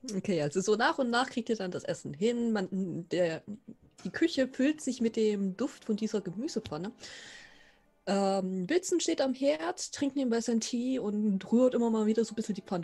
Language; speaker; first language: German; native; German